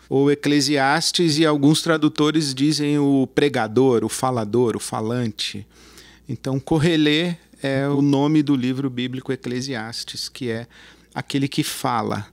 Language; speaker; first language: Portuguese; native; Portuguese